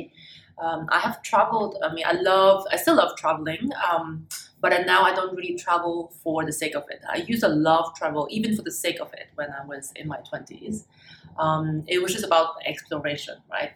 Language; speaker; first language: English; non-native, fluent; German